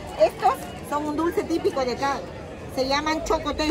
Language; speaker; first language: Spanish; native; Spanish